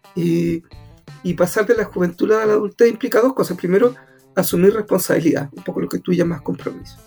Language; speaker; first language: Spanish; native; Spanish